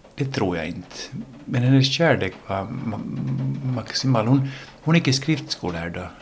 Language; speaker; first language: Swedish; early bilingual, other home language; English